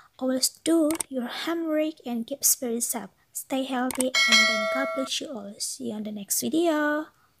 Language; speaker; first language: English; non-native, fluent; Indonesian